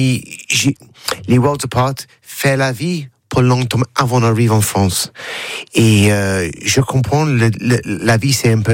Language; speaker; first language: French; non-native, learner; English